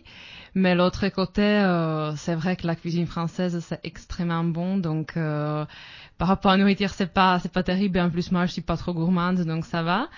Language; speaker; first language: French; non-native, fluent; Czech